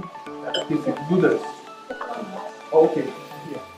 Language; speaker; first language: English; non-native, learner; Korean